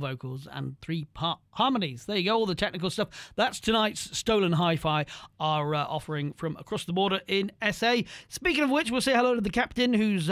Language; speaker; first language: English; native; English